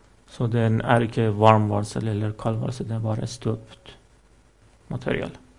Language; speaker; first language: Norwegian; non-native, fluent; Persian